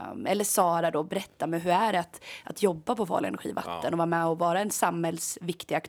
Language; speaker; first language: Swedish; native; Swedish